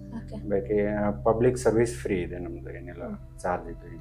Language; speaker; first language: Kannada; non-native, local second language; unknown